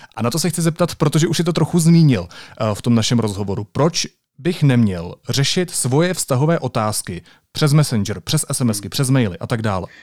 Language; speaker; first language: Czech; native; Czech